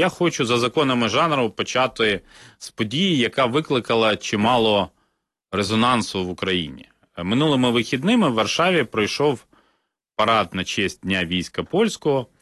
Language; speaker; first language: Ukrainian; native; Ukrainian